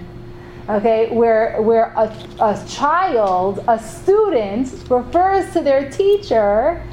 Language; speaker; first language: English; native; English